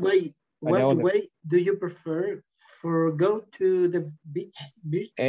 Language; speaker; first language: English; non-native, learner; Spanish